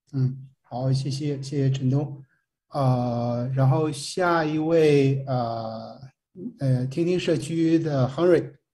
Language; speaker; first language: Chinese; native; Chinese